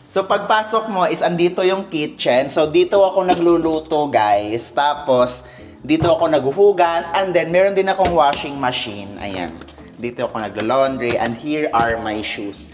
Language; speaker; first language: Filipino; native; Filipino